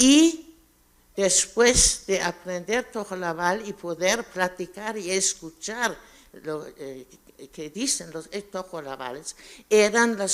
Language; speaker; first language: Spanish; non-native, fluent; German